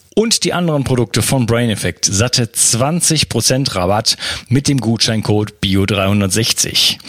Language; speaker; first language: German; native; German